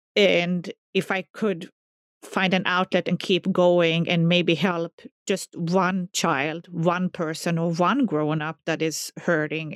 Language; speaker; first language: English; non-native, fluent; Swedish